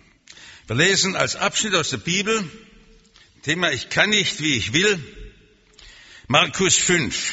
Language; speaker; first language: German; native; German